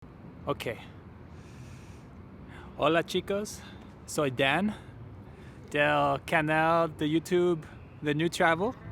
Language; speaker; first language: Spanish; non-native, learner; English